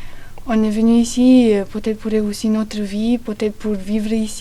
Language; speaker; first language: French; non-native, learner; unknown